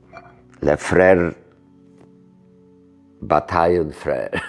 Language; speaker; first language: French; non-native, learner; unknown